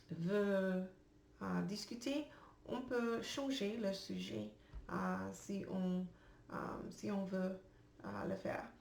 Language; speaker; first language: French; non-native, learner; English